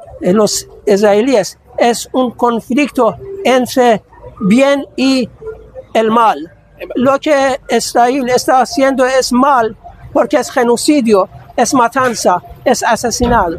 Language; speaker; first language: Spanish; non-native, fluent; Persian